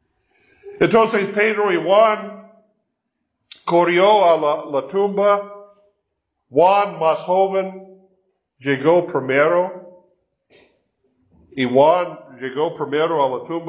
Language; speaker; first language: Spanish; non-native, learner; English